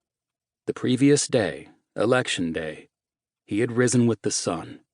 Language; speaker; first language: English; native; English